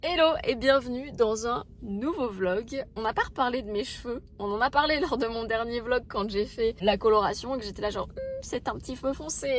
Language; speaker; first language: French; native; French